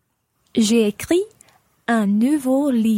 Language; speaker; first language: French; non-native, learner; English